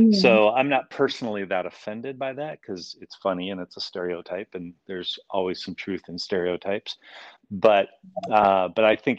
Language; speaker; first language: English; native; English